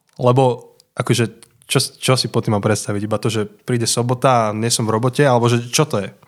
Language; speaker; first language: Slovak; native; Slovak